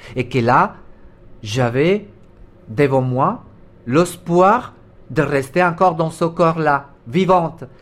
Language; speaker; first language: French; non-native, fluent; Spanish